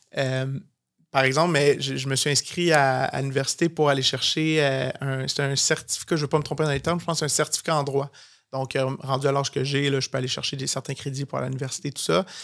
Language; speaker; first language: French; native; French